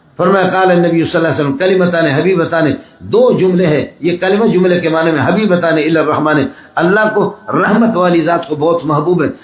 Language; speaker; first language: Urdu; non-native, local second language; Baluchi